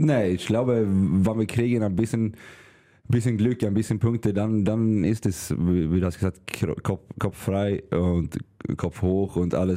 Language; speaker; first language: German; non-native, learner; Swedish